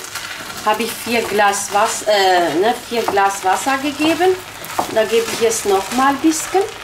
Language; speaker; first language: German; non-native, local second language; Kurdish